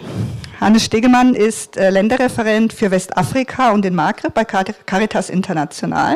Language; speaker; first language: German; native; German